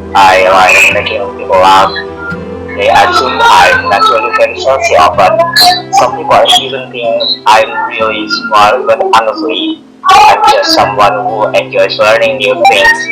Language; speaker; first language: English; non-native, learner; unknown